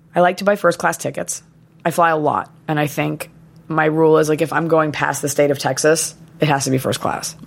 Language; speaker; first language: English; native; English